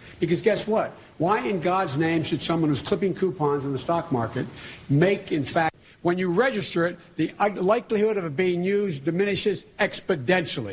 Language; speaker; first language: English; native; English